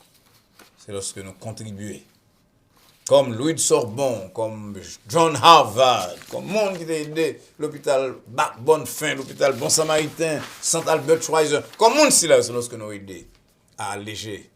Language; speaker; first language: French; non-native, local second language; Haitian Creole